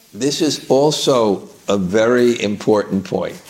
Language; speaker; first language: English; native; English